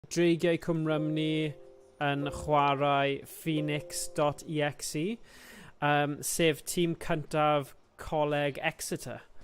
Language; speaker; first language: Welsh; non-native, local second language; English